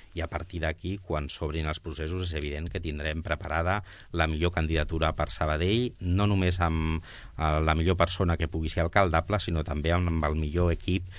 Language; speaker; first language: Catalan; non-native, local second language; Spanish